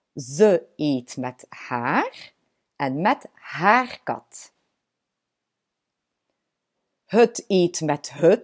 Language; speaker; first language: Dutch; non-native, local second language; French